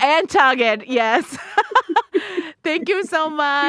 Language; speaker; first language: English; non-native, learner; Japanese